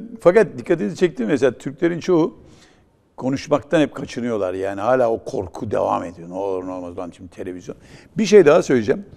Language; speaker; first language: Turkish; native; Turkish